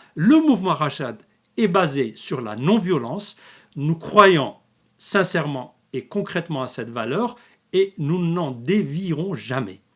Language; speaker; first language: French; non-native, local second language; Arabic